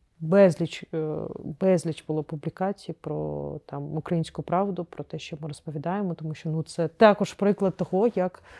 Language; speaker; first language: Ukrainian; non-native, local second language; Crimean Tatar